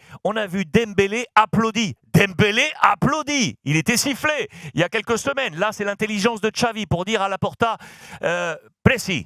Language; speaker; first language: French; native; French